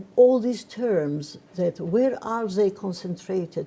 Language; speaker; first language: English; non-native, fluent; Georgian